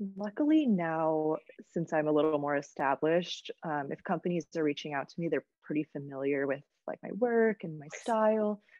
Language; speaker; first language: English; native; English